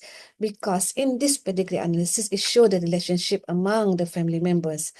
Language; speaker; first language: English; non-native, local second language; Malay